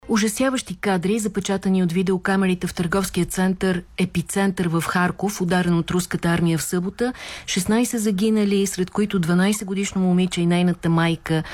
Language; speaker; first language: Bulgarian; native; Bulgarian